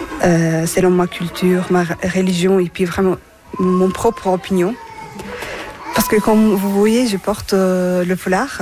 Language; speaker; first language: French; non-native, fluent; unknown